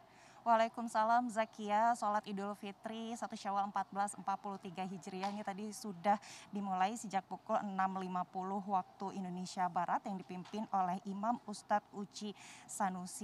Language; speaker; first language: Indonesian; native; Indonesian